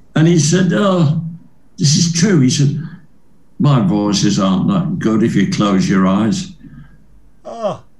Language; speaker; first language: English; native; English